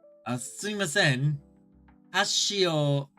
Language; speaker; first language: Japanese; non-native, learner; English